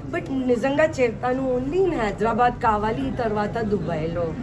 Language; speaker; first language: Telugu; non-native, fluent; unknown